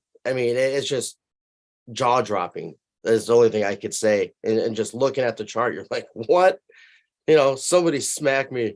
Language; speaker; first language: English; native; English